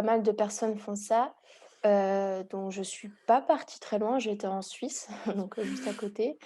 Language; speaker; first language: French; early bilingual, heritage; Hungarian